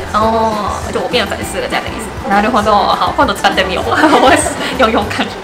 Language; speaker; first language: Chinese; non-native, fluent; Japanese